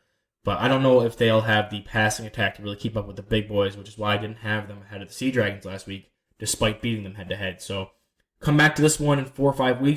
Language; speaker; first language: English; native; English